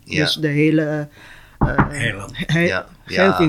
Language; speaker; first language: Dutch; non-native, local second language; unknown